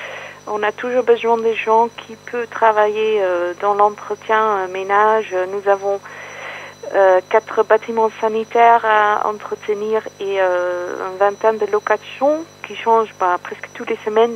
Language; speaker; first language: French; non-native, fluent; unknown